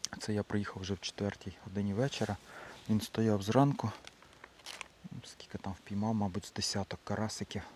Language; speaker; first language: Ukrainian; native; Ukrainian